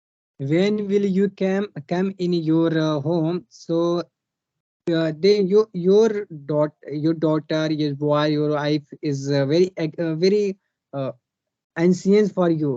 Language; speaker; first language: English; non-native, learner; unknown